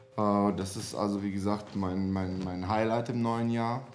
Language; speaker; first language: German; non-native, fluent; Serbian